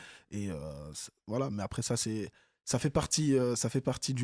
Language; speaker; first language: French; native; French